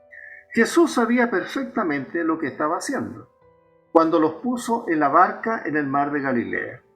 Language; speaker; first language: Spanish; native; Spanish